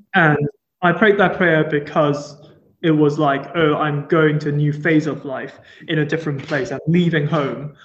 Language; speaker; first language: English; non-native, local second language; Cantonese